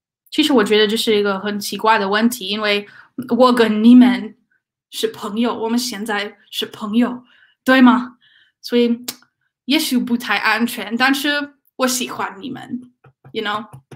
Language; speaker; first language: Chinese; non-native, learner; English